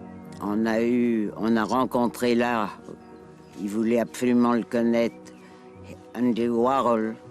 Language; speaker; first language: French; non-native, learner; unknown